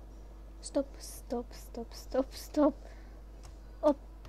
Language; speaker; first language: Russian; native; Russian